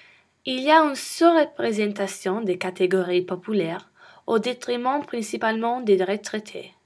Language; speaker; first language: French; non-native, learner; English